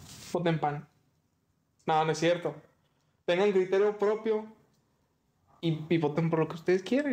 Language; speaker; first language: Spanish; native; Spanish